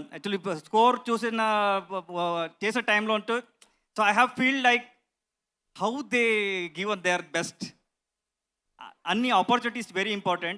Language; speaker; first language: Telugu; non-native, learner; Kannada